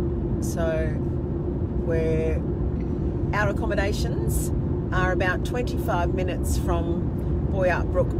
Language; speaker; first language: English; native; English